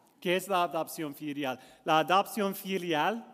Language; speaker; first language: Spanish; non-native, learner; English